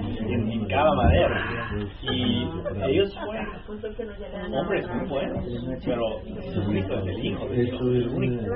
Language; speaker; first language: Spanish; non-native, learner; English